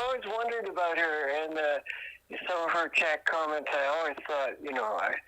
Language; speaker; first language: English; native; English